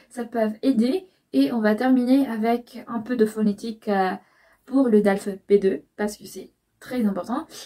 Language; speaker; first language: French; non-native, fluent; Spanish